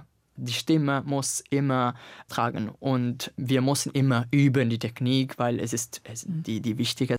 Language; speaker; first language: German; non-native, learner; Italian